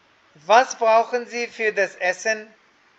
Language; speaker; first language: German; non-native, fluent; Hindi